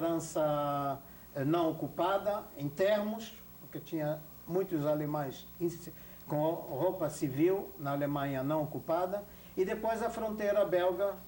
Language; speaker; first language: Portuguese; non-native, fluent; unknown